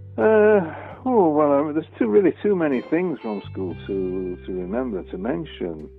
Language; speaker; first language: English; native; English